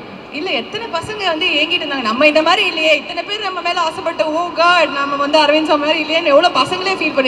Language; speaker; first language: Tamil; native; Tamil